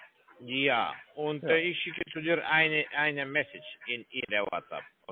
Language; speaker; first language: German; non-native, learner; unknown